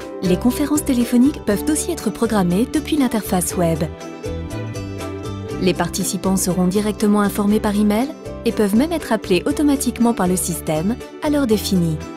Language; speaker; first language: French; native; French